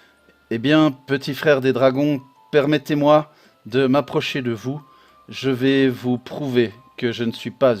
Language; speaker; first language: French; native; French